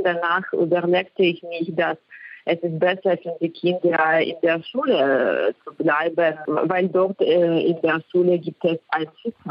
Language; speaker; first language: German; non-native, learner; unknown